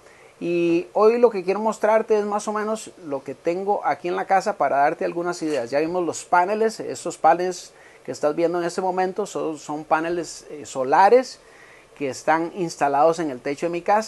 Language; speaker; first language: Spanish; native; Spanish